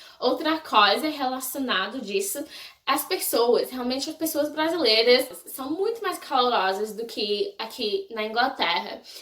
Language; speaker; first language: Portuguese; non-native, fluent; English